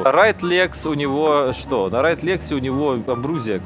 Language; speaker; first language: Russian; native; Russian